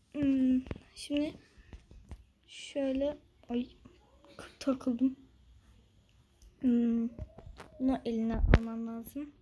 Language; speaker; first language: Turkish; native; Turkish